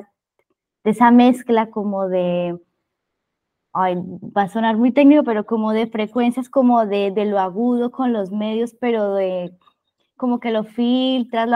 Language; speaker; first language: Spanish; native; Spanish